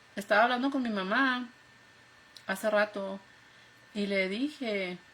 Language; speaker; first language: Spanish; early bilingual, heritage; Spanish